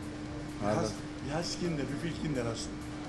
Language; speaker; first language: German; non-native, learner; Turkish